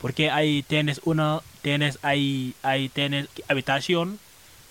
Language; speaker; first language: Spanish; non-native, learner; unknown